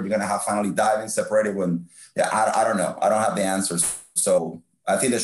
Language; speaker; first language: English; non-native, fluent; Spanish